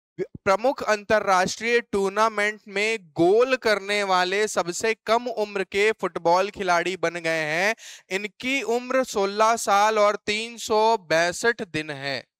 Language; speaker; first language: Hindi; native; Hindi